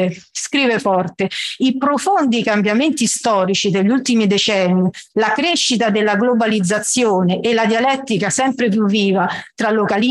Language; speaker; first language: Italian; native; Italian